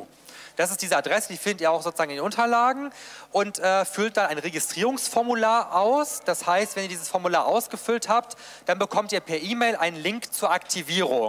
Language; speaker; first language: German; native; German